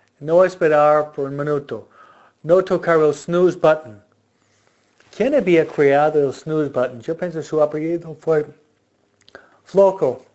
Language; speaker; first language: Spanish; non-native, fluent; English